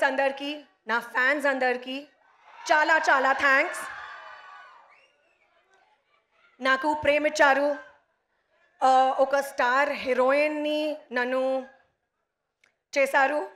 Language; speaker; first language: Telugu; non-native, learner; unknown